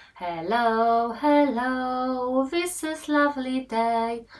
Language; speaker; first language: English; non-native, fluent; Polish